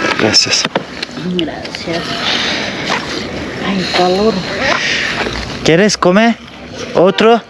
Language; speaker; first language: Spanish; non-native, learner; Turkish